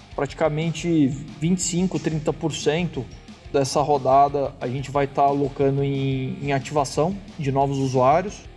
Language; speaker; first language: Portuguese; native; Portuguese